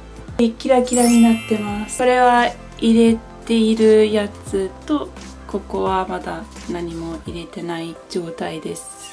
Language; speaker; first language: Japanese; non-native, fluent; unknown